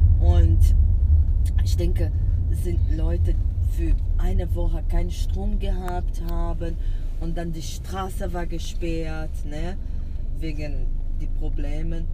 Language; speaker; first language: German; non-native, fluent; Portuguese